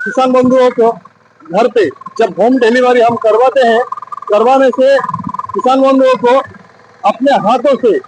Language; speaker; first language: Hindi; non-native, local second language; Bangla